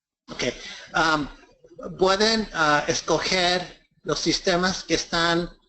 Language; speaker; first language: Spanish; early bilingual, heritage; English